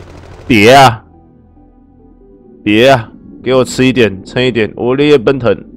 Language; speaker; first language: Chinese; native; Chinese